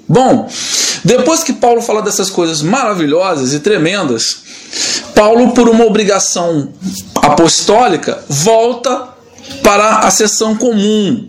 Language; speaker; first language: Portuguese; native; Portuguese